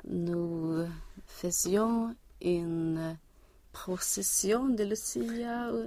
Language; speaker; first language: French; non-native, learner; Swedish